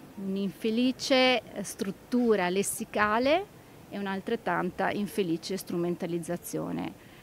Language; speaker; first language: Italian; native; Italian